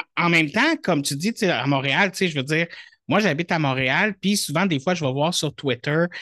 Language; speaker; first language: French; native; French